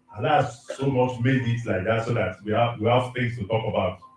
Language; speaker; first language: English; non-native, local second language; Yoruba